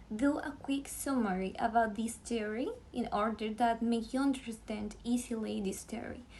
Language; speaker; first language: English; non-native, learner; Spanish